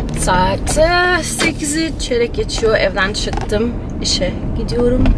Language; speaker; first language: Turkish; early bilingual, heritage; Turkish